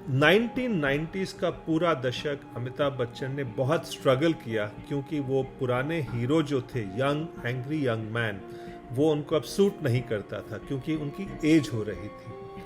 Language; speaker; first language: Hindi; non-native, local second language; Tamil